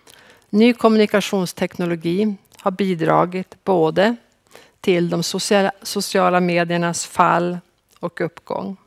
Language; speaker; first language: Swedish; native; Swedish